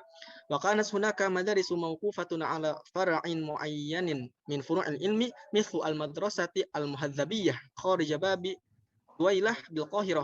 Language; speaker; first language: Arabic; non-native, learner; Indonesian